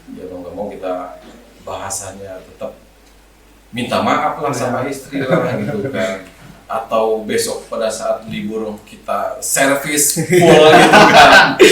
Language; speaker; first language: Indonesian; non-native, local second language; Sundanese